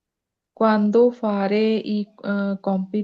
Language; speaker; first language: Italian; non-native, learner; Punjabi